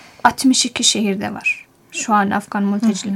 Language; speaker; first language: Turkish; non-native, fluent; Persian